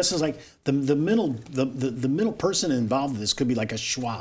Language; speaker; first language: English; native; English